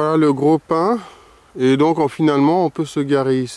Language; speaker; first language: French; native; French